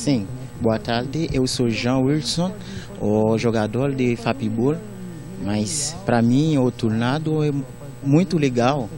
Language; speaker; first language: Portuguese; non-native, learner; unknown